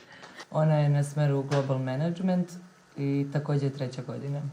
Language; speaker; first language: Bosnian; native; Bosnian